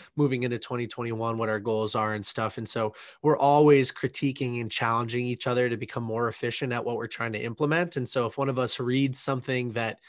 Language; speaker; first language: English; native; English